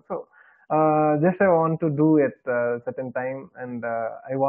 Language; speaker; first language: English; non-native, local second language; Telugu